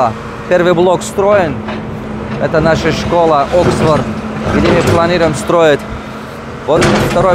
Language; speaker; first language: Russian; non-native, local second language; Tajik